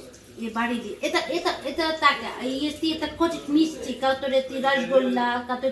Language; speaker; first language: Russian; non-native, learner; Bangla